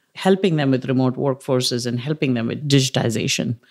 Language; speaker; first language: English; non-native, local second language; Tamil